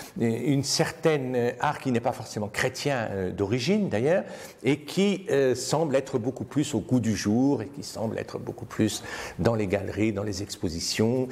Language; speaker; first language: French; native; French